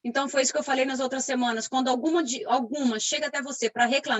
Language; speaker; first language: Portuguese; native; Portuguese